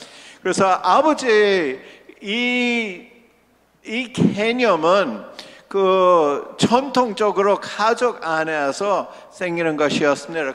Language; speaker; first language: Korean; non-native, local second language; English